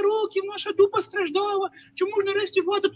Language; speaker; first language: Ukrainian; native; Ukrainian